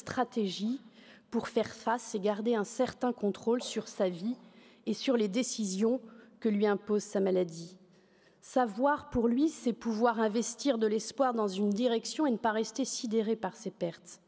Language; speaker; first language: French; native; French